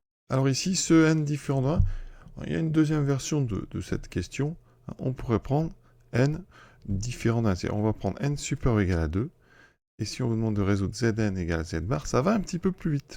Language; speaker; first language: French; native; French